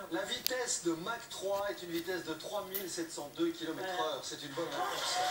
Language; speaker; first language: French; native; French